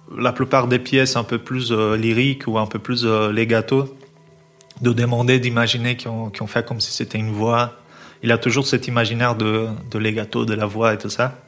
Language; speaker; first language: French; non-native, fluent; Portuguese